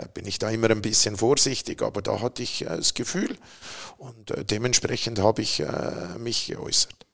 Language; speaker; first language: German; native; German